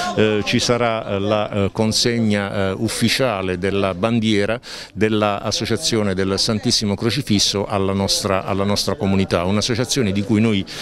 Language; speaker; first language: Italian; native; Italian